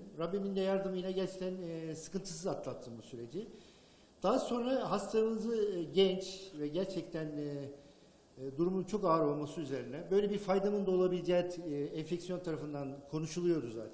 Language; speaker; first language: Turkish; non-native, fluent; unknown